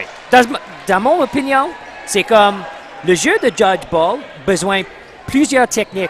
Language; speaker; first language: French; non-native, local second language; English